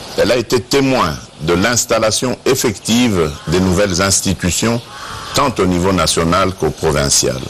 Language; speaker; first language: French; non-native, local second language; Luba-Lulua